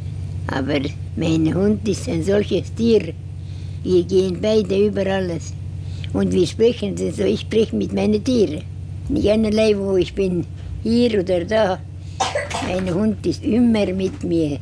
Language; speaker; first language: German; non-native, learner; Estonian